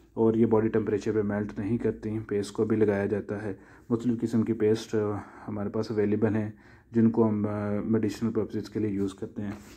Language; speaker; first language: Urdu; non-native, local second language; Punjabi